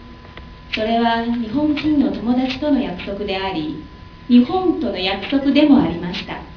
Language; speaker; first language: Japanese; non-native, fluent; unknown